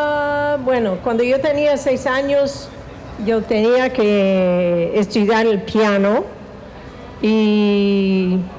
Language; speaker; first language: Spanish; non-native, fluent; English